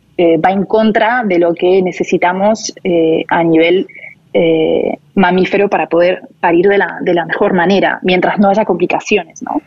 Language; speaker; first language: Spanish; non-native, fluent; French